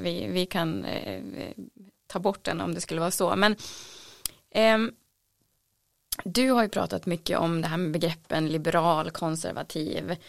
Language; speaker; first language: Swedish; native; Swedish